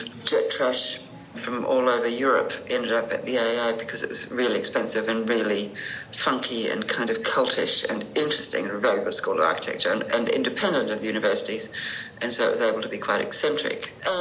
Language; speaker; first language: English; native; English